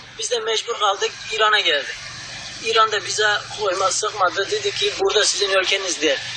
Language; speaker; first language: Turkish; non-native, learner; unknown